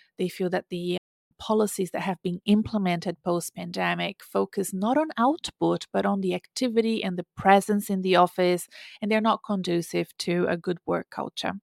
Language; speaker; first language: English; non-native, fluent; Portuguese